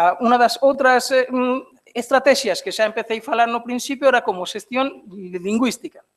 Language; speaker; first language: Galician; non-native, fluent; Bangla